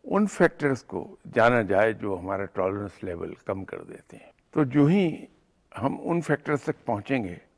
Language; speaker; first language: Urdu; native; Urdu